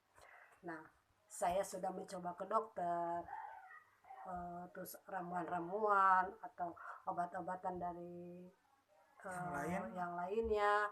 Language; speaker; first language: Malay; non-native, local second language; Sundanese